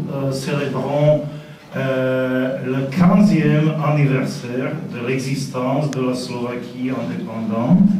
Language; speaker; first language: French; non-native, fluent; Slovak